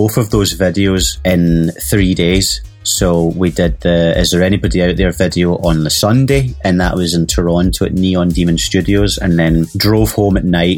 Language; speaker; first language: English; native; English